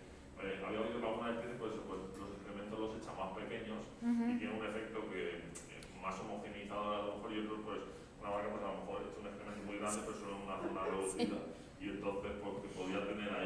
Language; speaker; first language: Spanish; native; Spanish